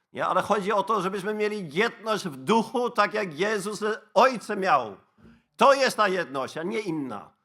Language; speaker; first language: Polish; non-native, fluent; Dutch